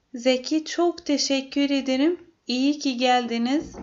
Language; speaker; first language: Turkish; non-native, fluent; Arabic